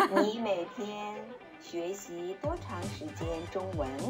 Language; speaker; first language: Chinese; non-native, fluent; Japanese